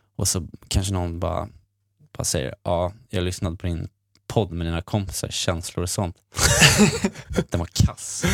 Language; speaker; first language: Swedish; native; Swedish